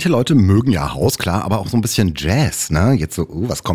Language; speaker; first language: German; native; German